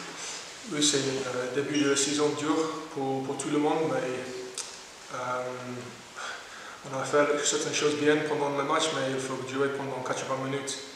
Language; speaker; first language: French; non-native, learner; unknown